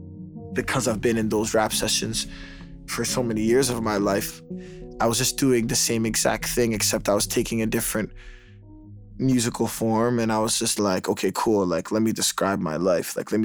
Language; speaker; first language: English; native; English